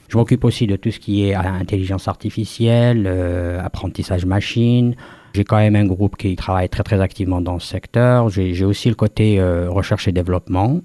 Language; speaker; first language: French; non-native, local second language; Kabyle